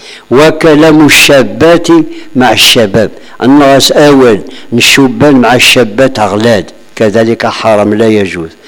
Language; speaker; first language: Arabic; non-native, local second language; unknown